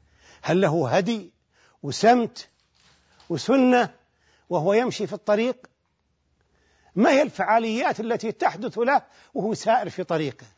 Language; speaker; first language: Arabic; native; Arabic